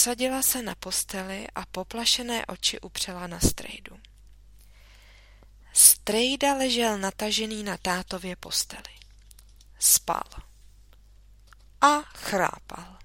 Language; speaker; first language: Czech; native; Czech